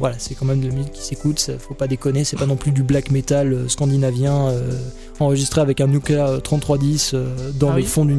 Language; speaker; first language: French; native; French